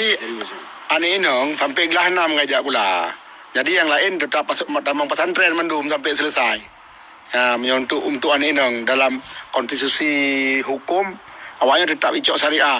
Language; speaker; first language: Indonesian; non-native, local second language; Achinese